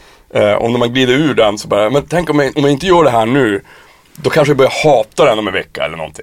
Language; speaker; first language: Swedish; native; Swedish